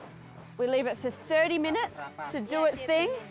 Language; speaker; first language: English; native; English